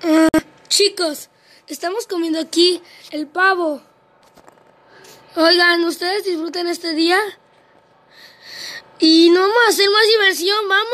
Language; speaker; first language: Spanish; native; Spanish